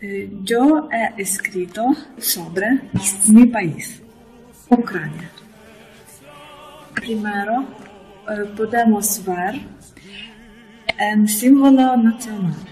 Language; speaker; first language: Spanish; non-native, learner; Ukrainian